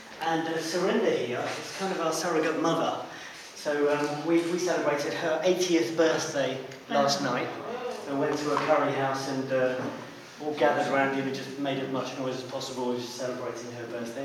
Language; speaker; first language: English; native; English